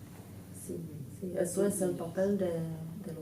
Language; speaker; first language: Spanish; non-native, fluent; Czech